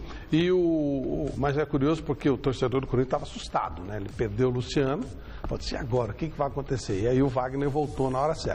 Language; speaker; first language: Portuguese; native; Portuguese